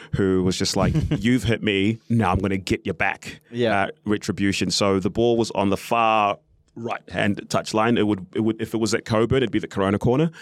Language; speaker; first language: English; native; English